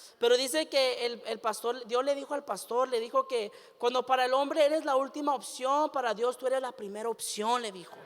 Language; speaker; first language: Spanish; early bilingual, heritage; Spanish